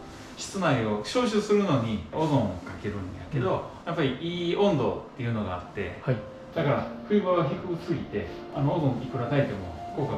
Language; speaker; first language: Japanese; native; Japanese